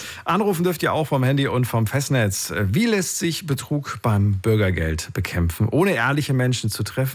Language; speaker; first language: German; native; German